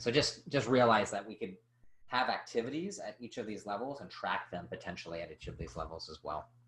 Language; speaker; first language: English; native; English